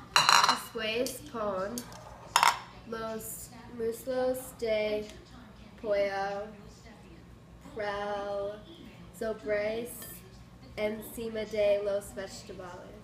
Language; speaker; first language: Spanish; non-native, learner; English